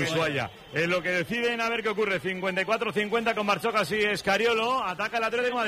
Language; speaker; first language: Spanish; native; Spanish